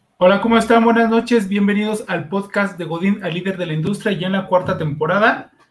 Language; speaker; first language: Spanish; native; Spanish